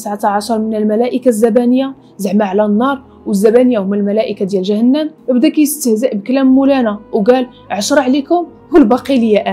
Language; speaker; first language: Arabic; native; Arabic